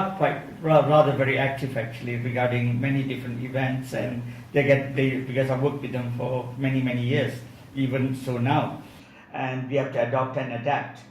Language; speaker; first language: English; non-native, local second language; Tamil